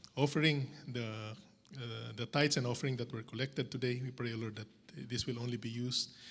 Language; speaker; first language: English; non-native, local second language; Filipino